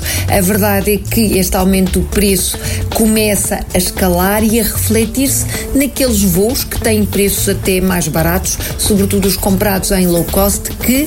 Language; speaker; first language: Portuguese; native; Portuguese